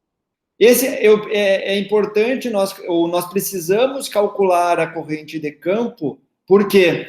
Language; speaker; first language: Portuguese; native; Portuguese